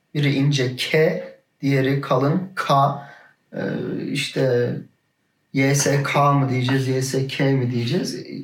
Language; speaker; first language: Turkish; native; Turkish